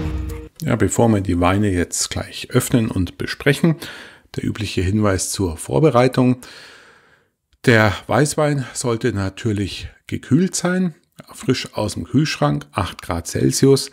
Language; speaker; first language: German; native; German